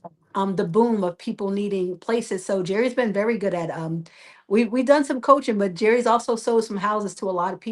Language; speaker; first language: English; native; English